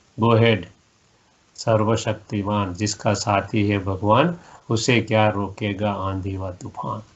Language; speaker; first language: Hindi; non-native, local second language; Gujarati